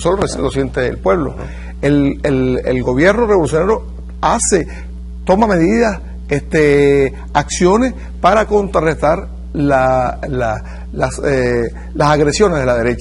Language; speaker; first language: Spanish; native; Spanish